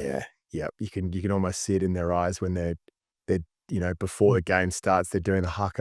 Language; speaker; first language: English; native; English